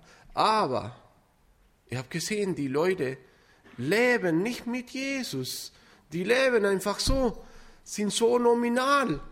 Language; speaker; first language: German; non-native, fluent; Spanish